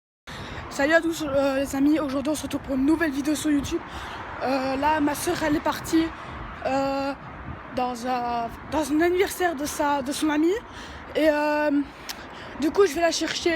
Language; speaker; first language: French; native; French